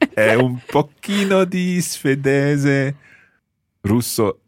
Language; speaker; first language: Italian; non-native, fluent; English